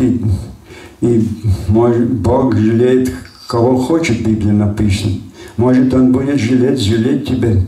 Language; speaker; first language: Russian; non-native, local second language; Latvian